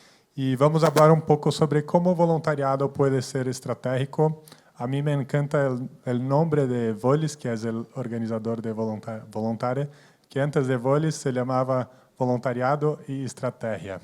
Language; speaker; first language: Spanish; non-native, fluent; Portuguese